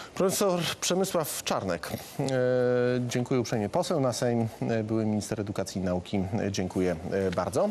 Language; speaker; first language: Polish; native; Polish